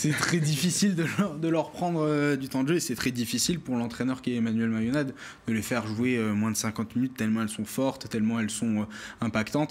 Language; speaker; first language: French; native; French